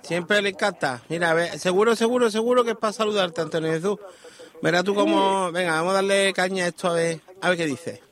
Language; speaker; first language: Spanish; native; Spanish